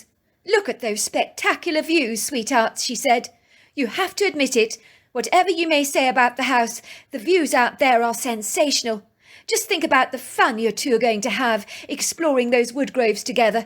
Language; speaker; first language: English; native; English